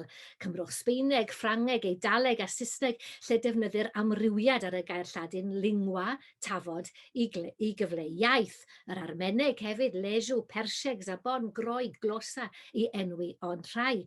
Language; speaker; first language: Welsh; native; Welsh